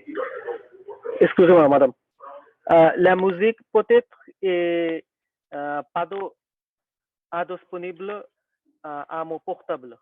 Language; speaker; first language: French; non-native, learner; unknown